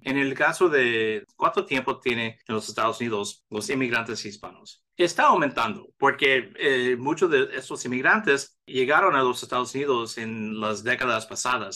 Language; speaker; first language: Spanish; early bilingual, heritage; English